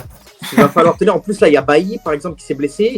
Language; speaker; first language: French; native; French